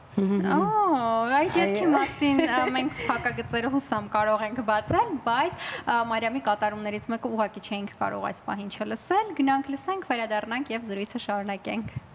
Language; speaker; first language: Armenian; native; Armenian